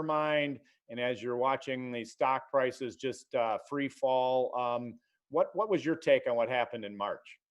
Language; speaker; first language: English; native; English